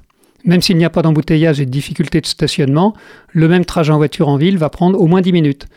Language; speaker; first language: French; native; French